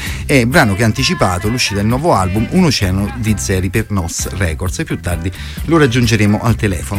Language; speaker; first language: Italian; native; Italian